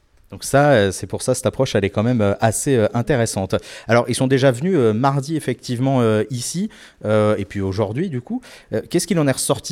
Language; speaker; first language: French; native; French